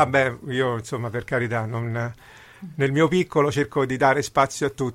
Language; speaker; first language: Italian; native; Italian